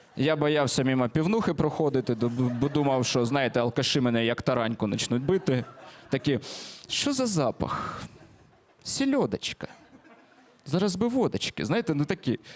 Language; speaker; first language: Ukrainian; non-native, local second language; Russian